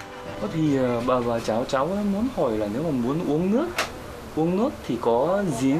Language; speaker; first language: Vietnamese; non-native, fluent; Korean